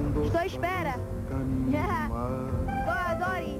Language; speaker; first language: Portuguese; early bilingual, heritage; English